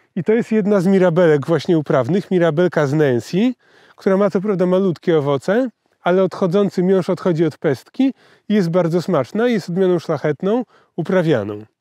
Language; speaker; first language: Polish; native; Polish